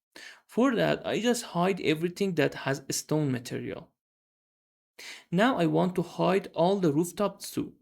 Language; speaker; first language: English; non-native, fluent; Persian